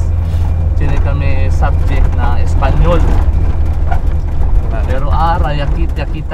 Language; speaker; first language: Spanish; non-native, learner; Chavacano